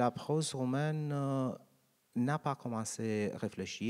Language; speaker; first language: French; non-native, learner; Romanian